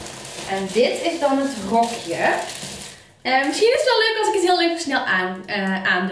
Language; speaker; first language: Dutch; native; Dutch